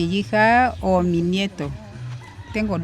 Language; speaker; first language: Spanish; non-native, local second language; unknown